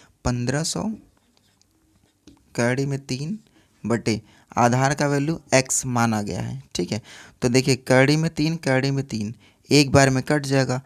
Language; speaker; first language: Hindi; native; Hindi